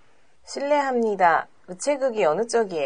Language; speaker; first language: Korean; non-native, learner; Japanese